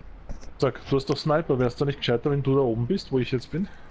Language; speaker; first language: German; native; German